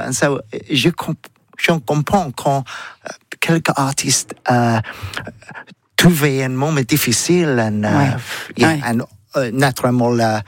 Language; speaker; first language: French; non-native, learner; English